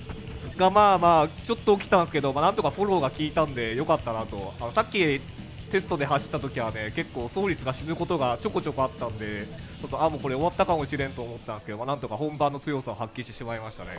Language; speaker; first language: Japanese; native; Japanese